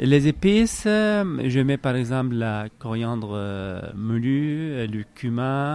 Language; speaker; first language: French; non-native, learner; Arabic